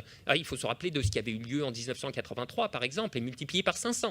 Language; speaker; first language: French; native; French